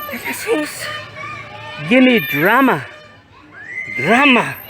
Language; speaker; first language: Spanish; non-native, learner; English